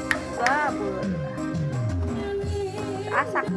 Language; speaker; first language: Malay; non-native, local second language; Sundanese